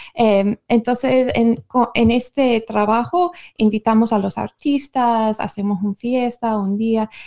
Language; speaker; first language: Spanish; non-native, fluent; English